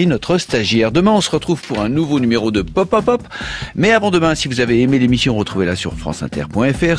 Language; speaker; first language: French; native; French